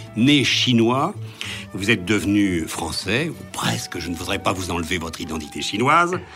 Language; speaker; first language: French; native; French